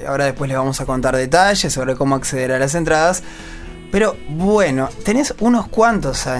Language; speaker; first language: Spanish; native; Spanish